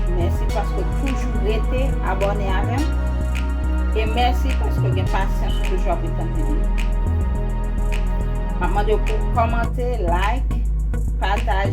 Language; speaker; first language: French; non-native, local second language; Haitian Creole